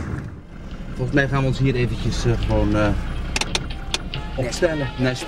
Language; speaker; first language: Dutch; native; Dutch